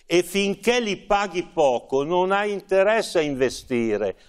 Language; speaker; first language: Italian; native; Italian